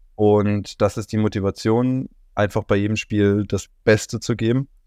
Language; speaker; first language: German; native; German